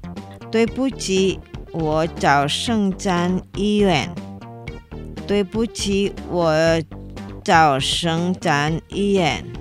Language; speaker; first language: Chinese; non-native, learner; Indonesian